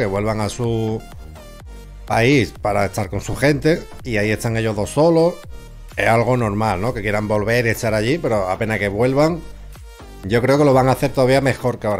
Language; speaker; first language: Spanish; native; Spanish